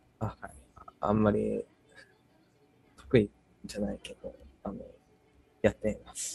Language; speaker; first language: Japanese; early bilingual, heritage; English